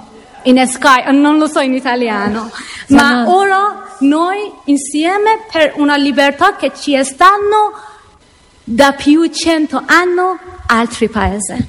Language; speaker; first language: Italian; non-native, learner; Persian